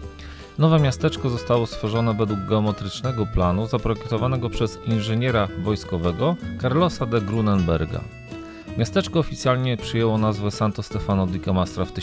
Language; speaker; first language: Polish; native; Polish